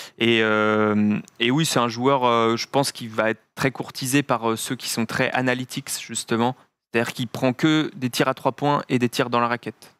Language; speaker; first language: French; native; French